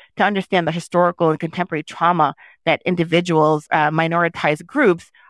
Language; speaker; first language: English; early bilingual, other home language; Haitian Creole